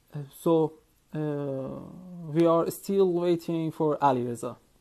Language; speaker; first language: English; non-native, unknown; Persian